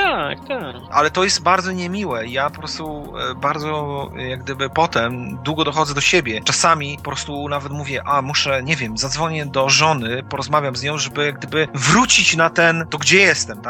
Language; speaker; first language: Polish; native; Polish